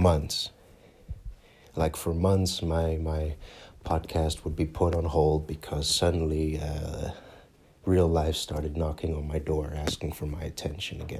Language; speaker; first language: English; non-native, fluent; Dutch